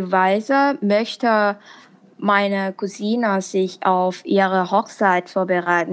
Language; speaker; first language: German; non-native, fluent; Thai